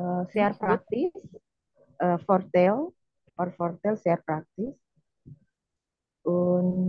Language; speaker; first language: German; non-native, learner; Indonesian